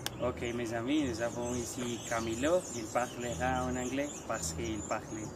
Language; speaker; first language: French; non-native, learner; Spanish